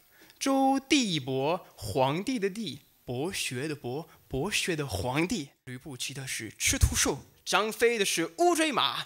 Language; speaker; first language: Chinese; non-native, learner; French